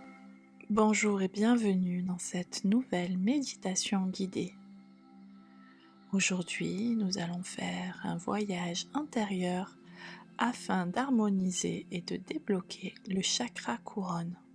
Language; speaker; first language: French; native; French